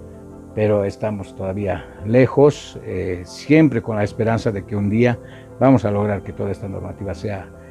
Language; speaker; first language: Spanish; native; Spanish